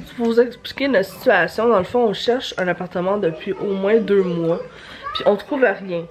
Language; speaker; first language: French; native; French